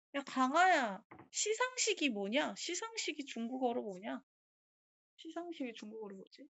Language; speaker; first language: Korean; native; Korean